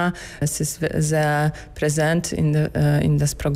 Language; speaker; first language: German; non-native, fluent; Polish